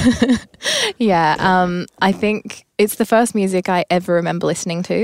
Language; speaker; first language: English; native; English